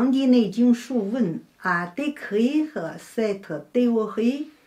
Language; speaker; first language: French; non-native, fluent; Chinese